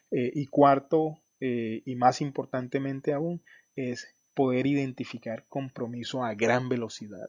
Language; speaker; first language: Spanish; native; Spanish